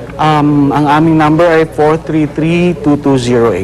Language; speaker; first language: Filipino; native; Filipino